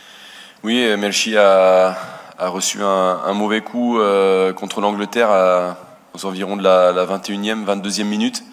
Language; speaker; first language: French; native; French